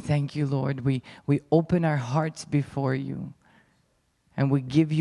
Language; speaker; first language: English; non-native, fluent; Ukrainian